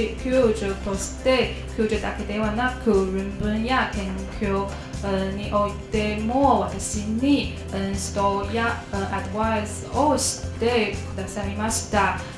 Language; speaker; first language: Japanese; non-native, fluent; Chinese